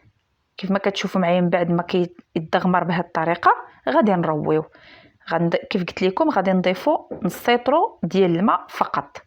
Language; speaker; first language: Arabic; native; Arabic